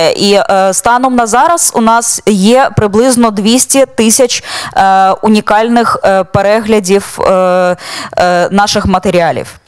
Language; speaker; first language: Ukrainian; native; Ukrainian